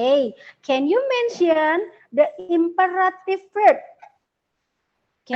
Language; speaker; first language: English; non-native, learner; Indonesian